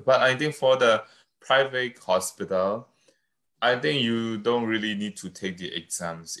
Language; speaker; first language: English; non-native, fluent; Burmese